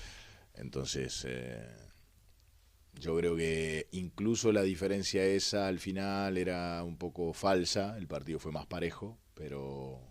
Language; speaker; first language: Spanish; native; Spanish